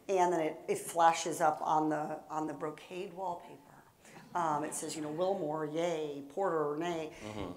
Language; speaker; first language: English; native; English